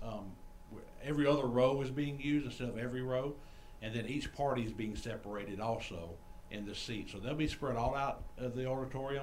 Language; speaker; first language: English; native; English